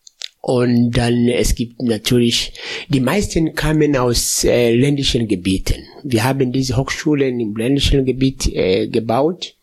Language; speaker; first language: German; non-native, fluent; Swahili